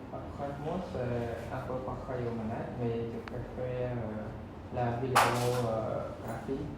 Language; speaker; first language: French; non-native, learner; Khmer